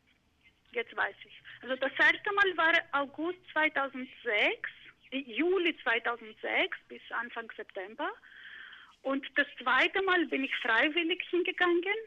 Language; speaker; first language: German; non-native, fluent; Greek